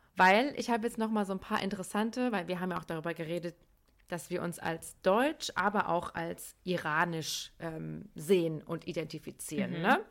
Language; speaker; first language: German; early bilingual, other home language; Persian